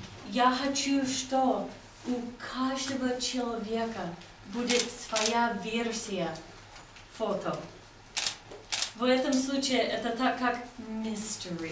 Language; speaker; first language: Russian; non-native, fluent; English